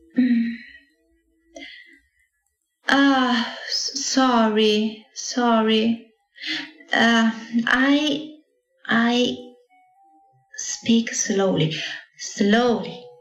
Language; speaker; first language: English; non-native, learner; Italian